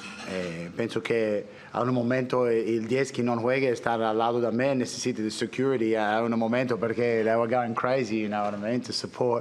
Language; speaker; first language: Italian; non-native, learner; English